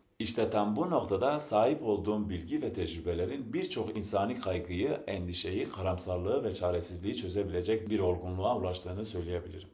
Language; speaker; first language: Turkish; non-native, local second language; Zaza